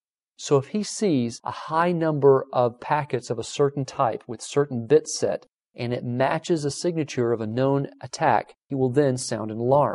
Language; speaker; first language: English; native; English